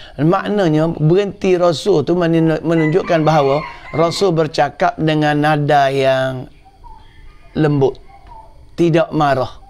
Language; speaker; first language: Malay; native; Malay